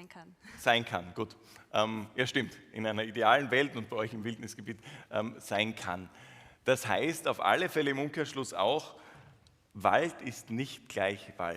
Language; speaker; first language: German; native; German